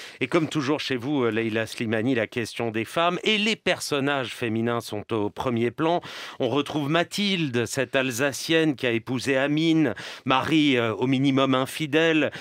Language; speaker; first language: French; native; French